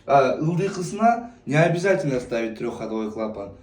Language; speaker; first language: Russian; non-native, local second language; Kyrgyz